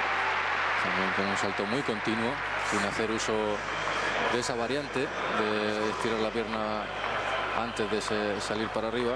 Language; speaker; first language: Spanish; native; Spanish